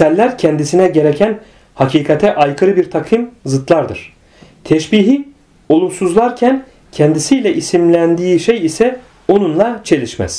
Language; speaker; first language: Turkish; native; Turkish